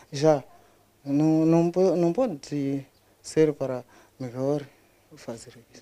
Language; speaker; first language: Portuguese; non-native, learner; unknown